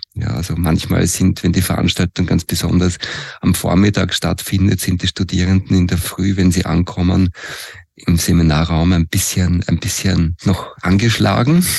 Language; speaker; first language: German; native; German